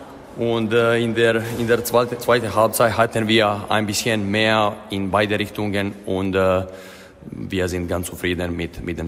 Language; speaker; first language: German; non-native, fluent; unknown